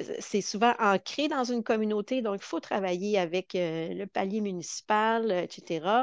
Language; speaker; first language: French; native; French